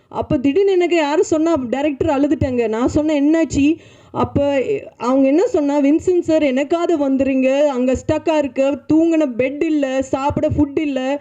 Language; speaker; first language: Tamil; non-native, learner; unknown